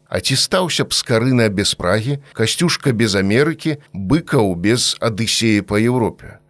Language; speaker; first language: Belarusian; native; Belarusian